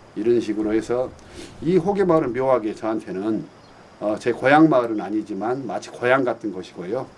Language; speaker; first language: Korean; native; Korean